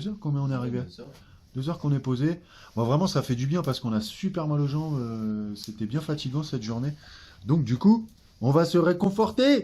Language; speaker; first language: French; native; French